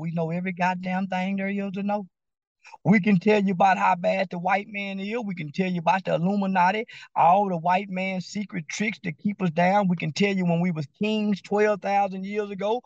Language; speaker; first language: English; native; English